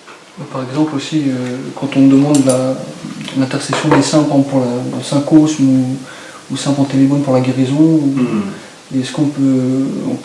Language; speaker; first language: French; native; French